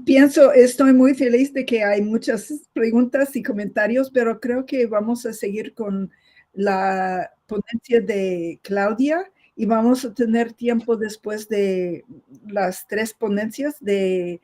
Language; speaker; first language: Spanish; non-native, fluent; English